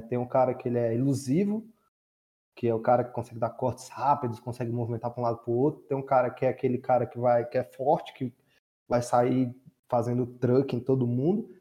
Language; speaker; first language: Portuguese; native; Portuguese